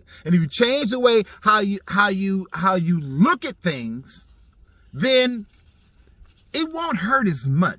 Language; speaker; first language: English; native; English